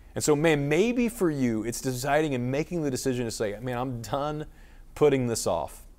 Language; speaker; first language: English; native; English